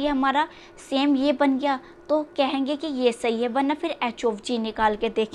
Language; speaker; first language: Hindi; native; Hindi